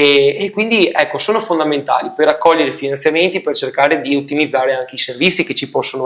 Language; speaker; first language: Italian; native; Italian